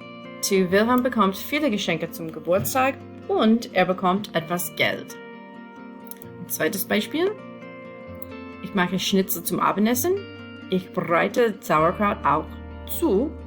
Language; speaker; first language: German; non-native, fluent; English